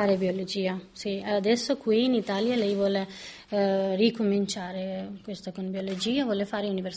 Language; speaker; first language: Italian; non-native, learner; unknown